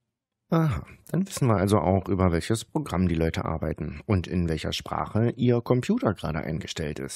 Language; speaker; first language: German; native; German